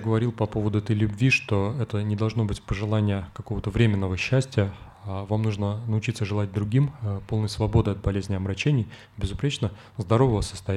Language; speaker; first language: Russian; native; Russian